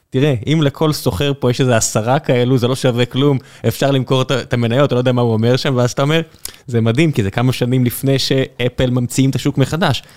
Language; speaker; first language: Hebrew; native; Hebrew